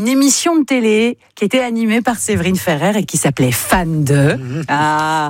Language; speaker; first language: French; native; French